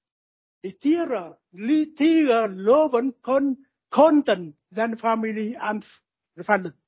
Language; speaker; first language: German; non-native, learner; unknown